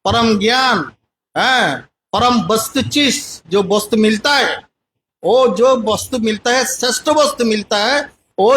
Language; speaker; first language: Hindi; non-native, local second language; Bangla